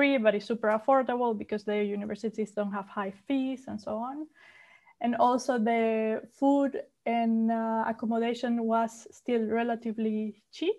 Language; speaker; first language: English; non-native, fluent; Spanish